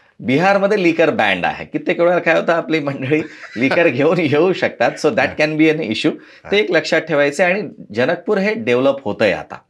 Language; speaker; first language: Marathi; non-native, fluent; Nepali